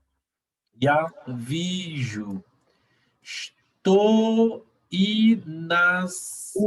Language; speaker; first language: French; non-native, learner; Portuguese